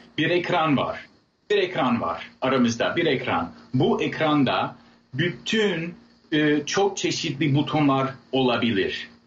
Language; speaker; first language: Turkish; non-native, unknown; English